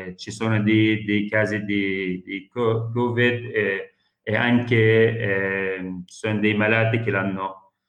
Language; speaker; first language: Italian; non-native, fluent; Arabic